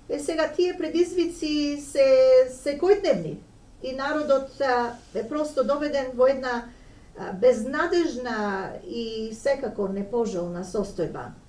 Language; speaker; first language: Macedonian; native; Macedonian